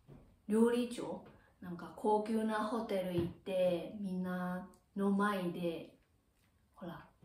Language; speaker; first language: Japanese; non-native, learner; Chinese